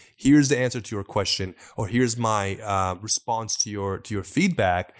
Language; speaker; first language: English; non-native, fluent; Persian